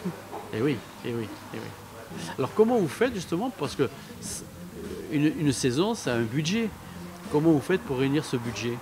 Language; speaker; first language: French; native; French